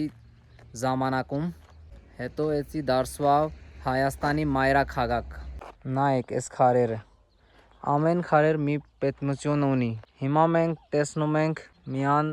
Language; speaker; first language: Armenian; non-native, learner; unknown